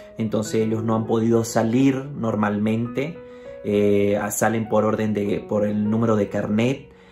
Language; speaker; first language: Spanish; native; Spanish